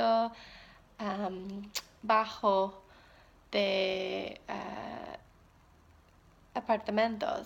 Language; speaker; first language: Spanish; non-native, learner; English